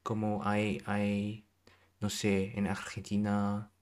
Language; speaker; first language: Spanish; non-native, learner; German